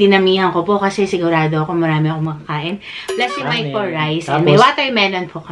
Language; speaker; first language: Filipino; native; Filipino